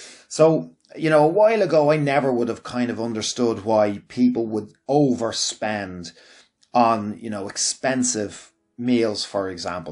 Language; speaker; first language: English; native; English